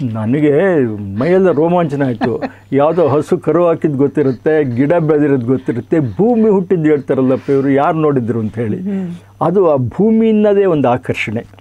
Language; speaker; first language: Kannada; native; Kannada